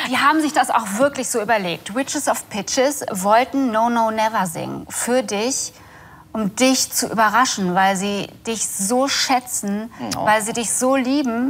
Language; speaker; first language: German; native; German